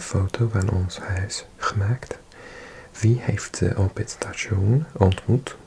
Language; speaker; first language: Dutch; non-native, learner; English